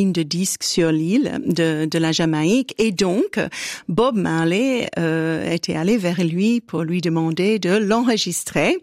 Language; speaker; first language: French; non-native, fluent; English